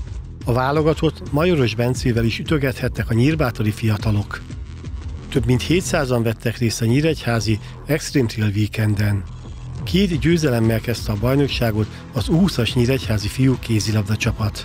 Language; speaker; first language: Hungarian; native; Hungarian